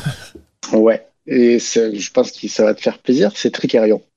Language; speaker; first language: French; native; French